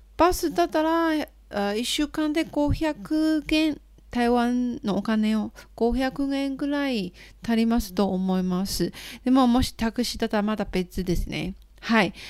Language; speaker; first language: Japanese; non-native, fluent; Chinese